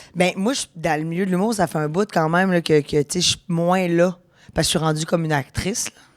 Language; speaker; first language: French; native; French